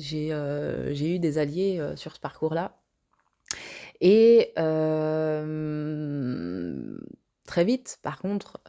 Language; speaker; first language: French; native; French